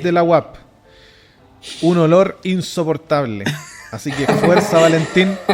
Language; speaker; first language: Spanish; native; Spanish